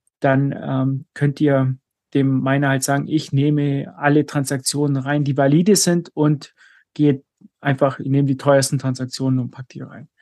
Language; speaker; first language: German; native; German